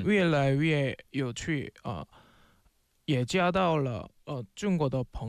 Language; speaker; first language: Chinese; non-native, learner; Korean